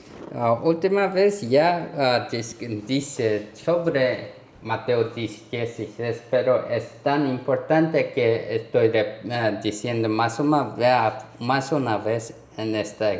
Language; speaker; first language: Spanish; non-native, learner; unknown